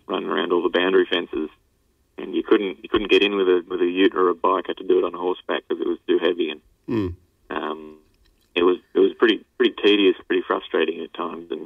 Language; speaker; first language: English; native; English